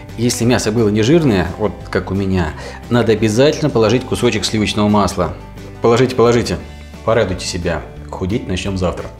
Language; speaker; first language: Russian; native; Russian